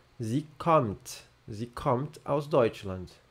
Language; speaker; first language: German; non-native, learner; Portuguese